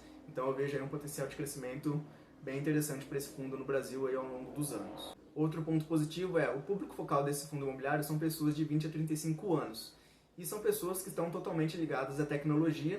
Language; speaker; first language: Portuguese; native; Portuguese